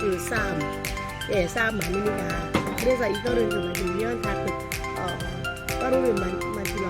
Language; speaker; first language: Korean; non-native, learner; Thai